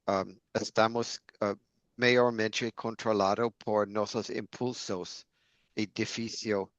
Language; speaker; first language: Portuguese; non-native, learner; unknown